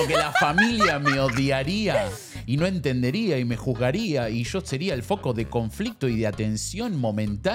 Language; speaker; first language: Spanish; native; Spanish